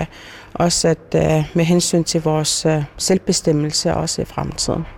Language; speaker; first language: Danish; non-native, local second language; Kalaallisut